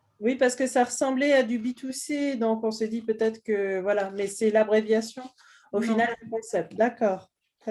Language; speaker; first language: French; native; French